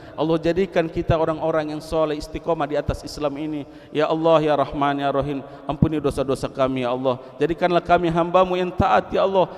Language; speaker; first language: Indonesian; non-native, local second language; Tetum